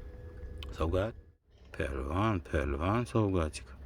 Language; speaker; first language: Russian; native; Russian